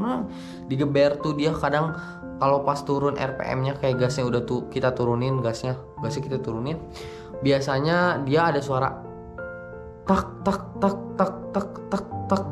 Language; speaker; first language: Indonesian; native; Indonesian